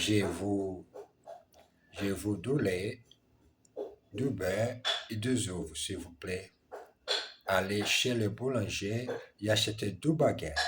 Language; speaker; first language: French; non-native, learner; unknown